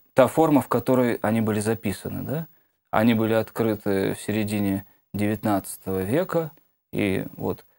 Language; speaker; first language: Russian; native; Russian